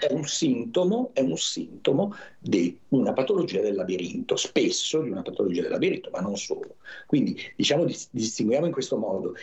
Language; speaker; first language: Italian; native; Italian